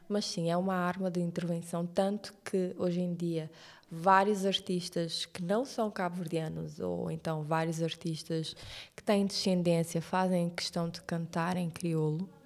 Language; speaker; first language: Portuguese; non-native, local second language; Kabuverdianu